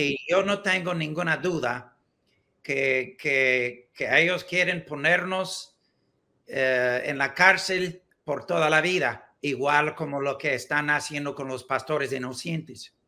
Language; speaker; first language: Spanish; non-native, learner; English